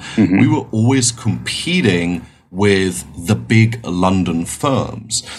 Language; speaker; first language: English; non-native, fluent; German